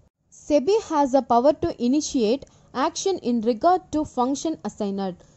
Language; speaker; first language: English; non-native, local second language; Tamil